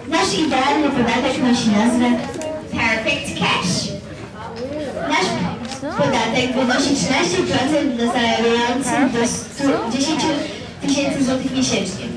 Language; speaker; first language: Polish; native; Polish